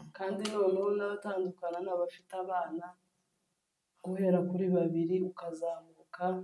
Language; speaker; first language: Kinyarwanda; native; Kinyarwanda